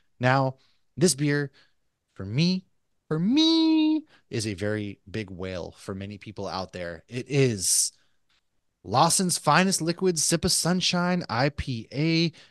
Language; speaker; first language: English; native; English